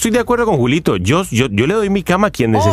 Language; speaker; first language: Spanish; native; Spanish